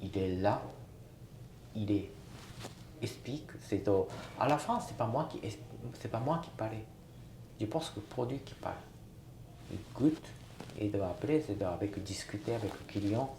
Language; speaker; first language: French; non-native, learner; Japanese